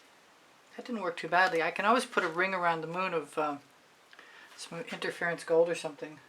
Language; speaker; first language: English; native; English